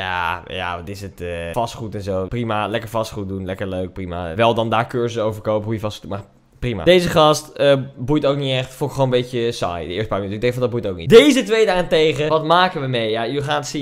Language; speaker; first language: Dutch; native; Dutch